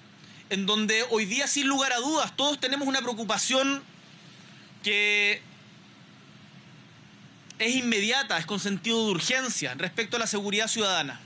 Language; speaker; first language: Spanish; native; Spanish